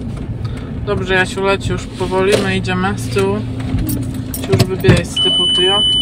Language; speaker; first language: Polish; native; Polish